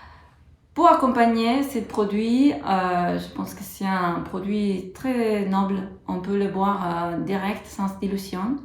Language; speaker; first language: French; non-native, fluent; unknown